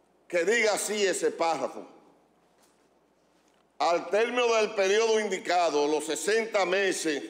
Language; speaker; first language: Spanish; native; Spanish